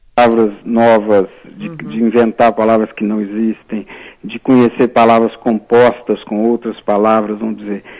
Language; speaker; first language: Portuguese; native; Portuguese